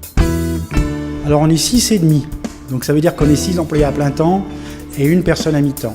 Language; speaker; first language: French; native; French